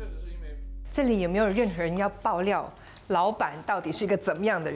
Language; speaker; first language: Chinese; native; Chinese